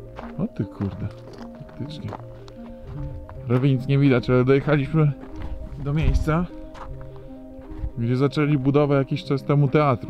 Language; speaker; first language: Polish; native; Polish